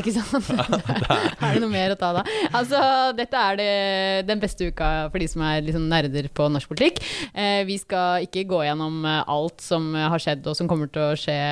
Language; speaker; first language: Norwegian; native; Norwegian